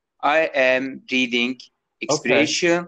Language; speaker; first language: English; non-native, learner; Turkish